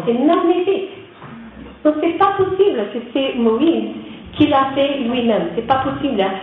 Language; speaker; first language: French; non-native, learner; English